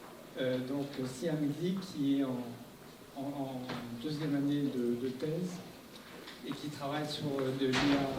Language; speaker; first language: French; native; French